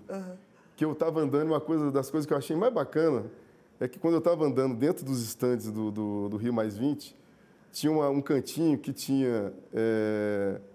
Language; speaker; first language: Portuguese; native; Portuguese